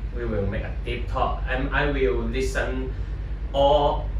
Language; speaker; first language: English; non-native, local second language; Cantonese